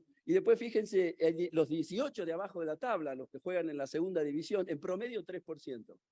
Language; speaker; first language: Spanish; native; Spanish